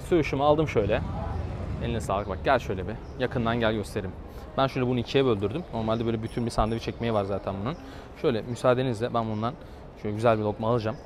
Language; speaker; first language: Turkish; native; Turkish